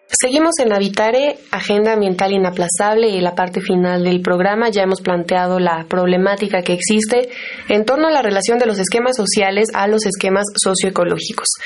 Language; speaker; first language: Spanish; native; Spanish